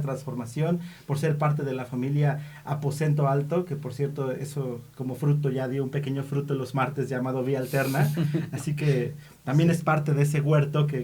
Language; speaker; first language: Spanish; native; Spanish